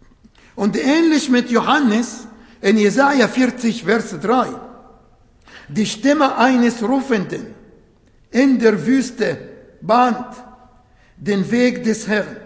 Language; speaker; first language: German; non-native, fluent; Arabic